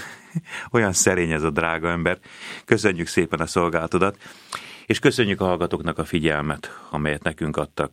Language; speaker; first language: Hungarian; native; Hungarian